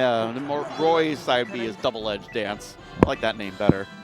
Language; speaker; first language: English; native; English